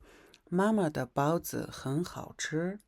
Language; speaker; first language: Chinese; non-native, fluent; Mongolian